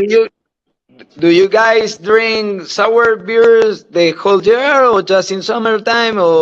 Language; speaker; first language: English; non-native, learner; Spanish